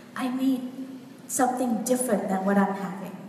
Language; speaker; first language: English; non-native, fluent; Vietnamese